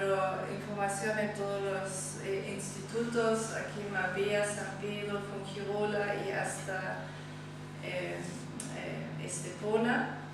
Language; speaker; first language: Spanish; non-native, fluent; German